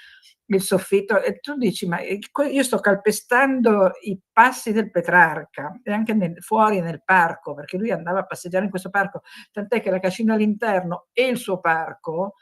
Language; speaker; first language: Italian; native; Italian